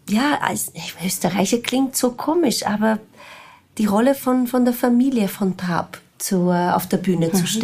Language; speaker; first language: German; non-native, fluent; Portuguese